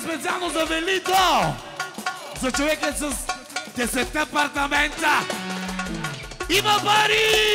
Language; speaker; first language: Bulgarian; non-native, local second language; Turkish